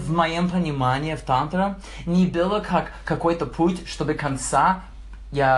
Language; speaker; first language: Russian; non-native, learner; English